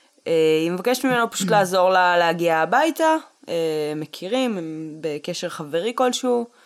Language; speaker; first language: Hebrew; early bilingual, other home language; Russian